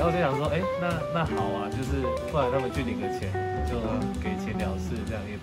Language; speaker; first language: Chinese; native; Chinese